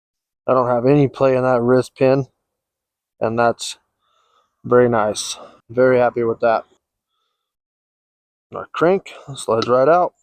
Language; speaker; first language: English; native; English